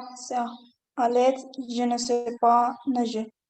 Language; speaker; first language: French; non-native, learner; Spanish